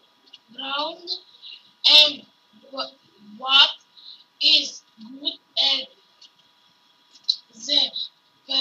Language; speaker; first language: English; non-native, learner; Russian